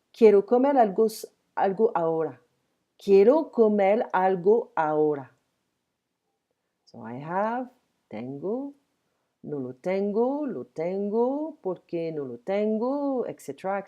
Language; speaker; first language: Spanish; non-native, fluent; French